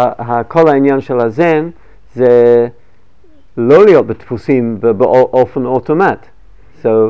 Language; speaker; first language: Hebrew; non-native, fluent; English